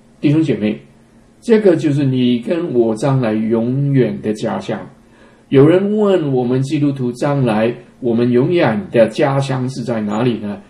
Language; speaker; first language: Chinese; non-native, local second language; Cantonese